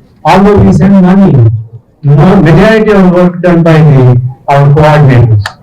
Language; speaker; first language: English; non-native, local second language; Telugu